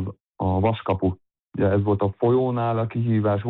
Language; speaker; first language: Hungarian; early bilingual, heritage; Hungarian